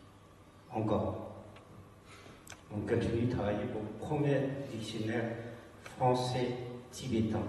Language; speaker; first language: French; non-native, fluent; Tibetan